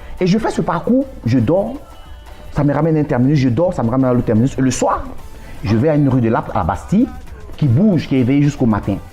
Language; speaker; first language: French; native; French